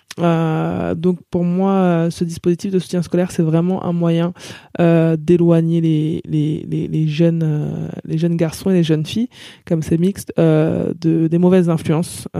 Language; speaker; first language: French; native; French